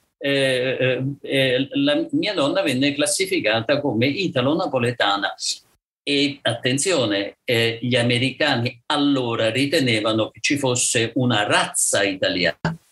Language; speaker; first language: Italian; native; Italian